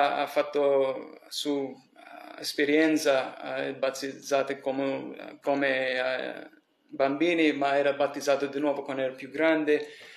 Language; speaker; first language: Italian; early bilingual, heritage; English